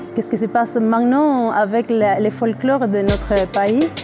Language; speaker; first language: French; non-native, learner; Spanish